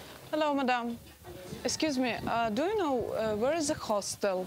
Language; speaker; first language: English; non-native, learner; Russian